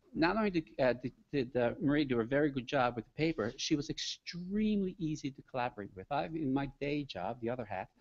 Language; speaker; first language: English; native; English